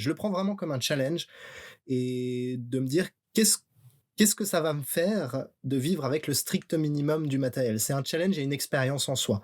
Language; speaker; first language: French; native; French